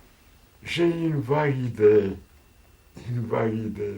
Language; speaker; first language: French; non-native, fluent; Portuguese